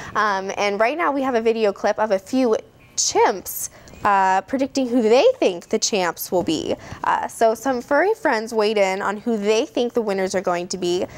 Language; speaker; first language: English; native; English